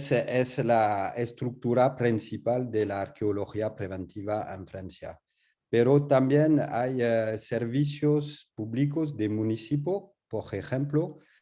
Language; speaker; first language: Spanish; non-native, learner; French